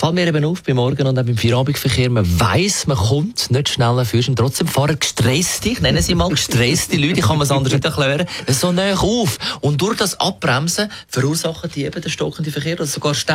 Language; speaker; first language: German; native; German